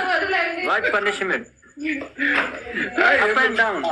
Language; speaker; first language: English; non-native, learner; Amharic